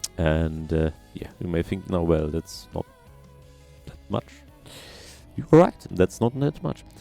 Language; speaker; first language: English; non-native, fluent; German